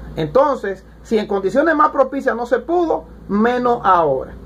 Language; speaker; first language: Spanish; native; Spanish